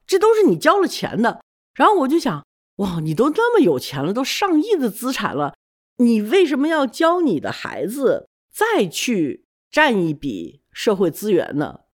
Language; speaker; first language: Chinese; native; Chinese